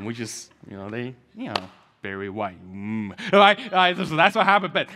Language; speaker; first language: English; early bilingual, other home language; Chinese